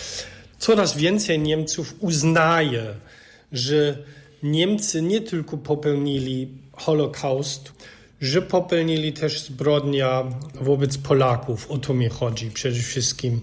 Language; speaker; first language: Polish; non-native, fluent; German